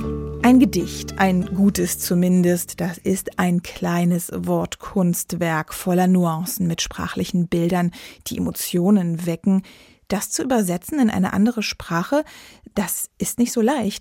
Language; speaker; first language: German; native; German